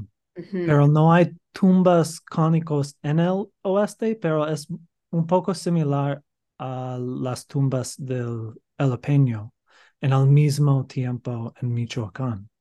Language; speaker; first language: Spanish; non-native, learner; English